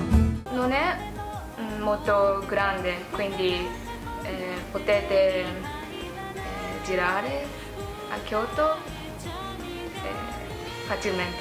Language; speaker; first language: Italian; non-native, learner; Japanese